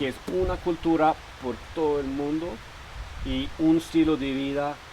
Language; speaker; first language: Spanish; non-native, fluent; Swedish